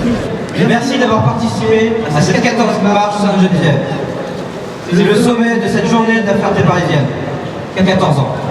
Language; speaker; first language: French; native; French